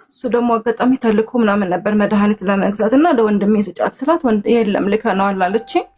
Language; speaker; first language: Amharic; native; Amharic